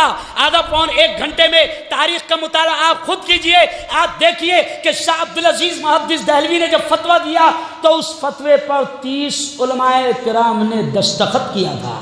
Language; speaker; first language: Urdu; native; Urdu